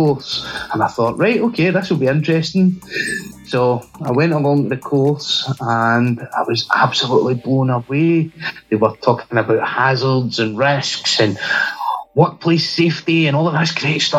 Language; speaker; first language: English; native; English